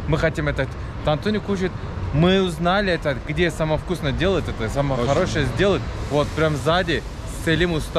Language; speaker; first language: Russian; non-native, learner; Turkish